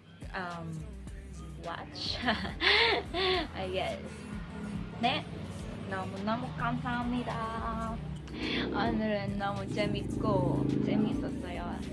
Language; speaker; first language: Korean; non-native, learner; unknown